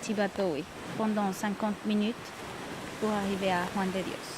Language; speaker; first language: French; non-native, fluent; Spanish